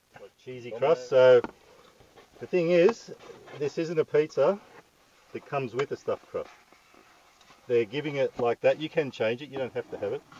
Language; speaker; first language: English; native; English